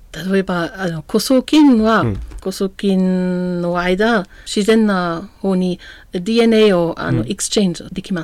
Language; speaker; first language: Japanese; non-native, learner; German